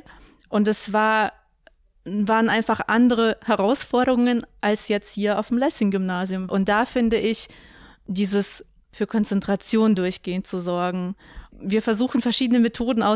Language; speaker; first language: German; native; German